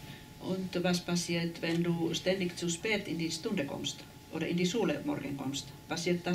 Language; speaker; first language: German; non-native, fluent; Finnish